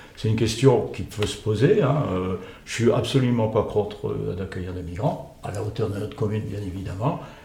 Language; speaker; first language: French; native; French